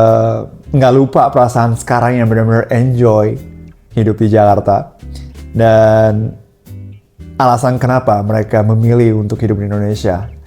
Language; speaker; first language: Indonesian; non-native, fluent; Japanese